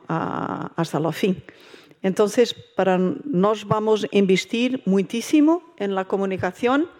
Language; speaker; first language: Spanish; non-native, learner; Portuguese